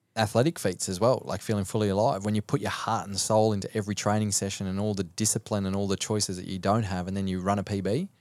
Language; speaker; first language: English; native; English